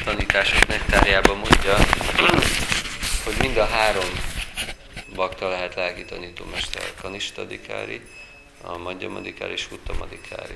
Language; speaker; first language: Hungarian; native; Hungarian